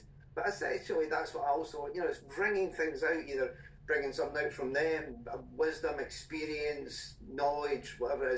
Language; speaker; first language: English; native; English